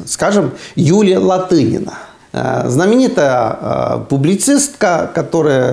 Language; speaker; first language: Russian; non-native, fluent; Estonian